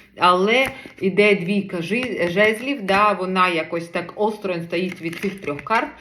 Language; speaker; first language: Ukrainian; non-native, local second language; Russian